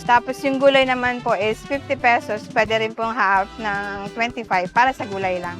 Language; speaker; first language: Filipino; non-native, local second language; Bikol